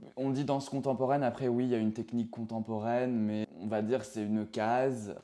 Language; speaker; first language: French; native; French